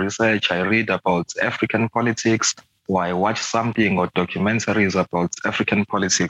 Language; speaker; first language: English; non-native, local second language; Zulu